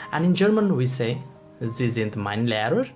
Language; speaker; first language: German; non-native, fluent; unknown